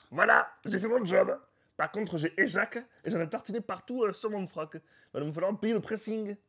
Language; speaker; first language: French; native; French